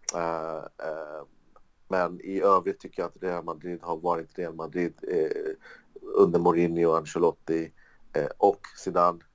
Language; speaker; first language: Swedish; early bilingual, other home language; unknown